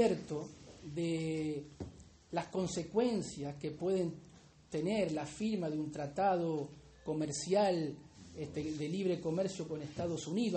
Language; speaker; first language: Spanish; native; Spanish